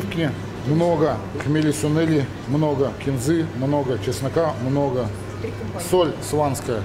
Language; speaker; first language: Russian; native; Russian